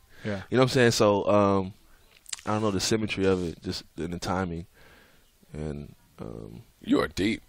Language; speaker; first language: English; native; English